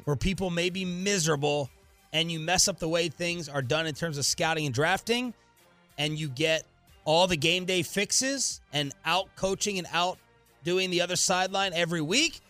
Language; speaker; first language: English; native; English